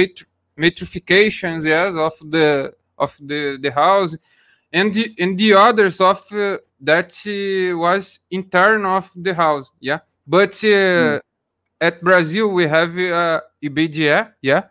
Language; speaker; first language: English; non-native, learner; Portuguese